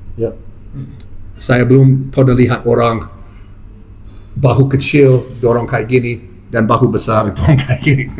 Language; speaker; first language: Indonesian; non-native, fluent; English